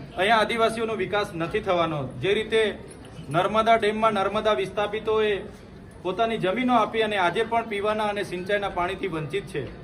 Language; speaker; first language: Gujarati; non-native, local second language; Vasavi